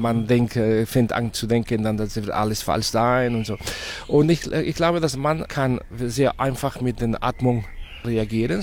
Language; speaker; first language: German; non-native, fluent; Catalan